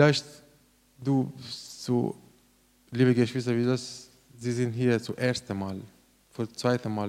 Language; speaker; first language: German; non-native, learner; Persian